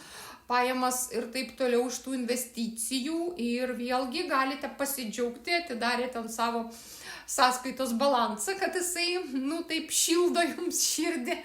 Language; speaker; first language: Lithuanian; native; Lithuanian